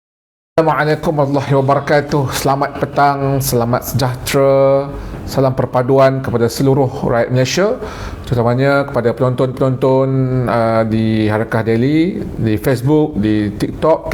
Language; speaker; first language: Malay; native; Malay